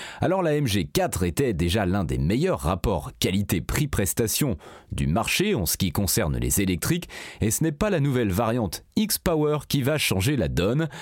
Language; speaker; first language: French; native; French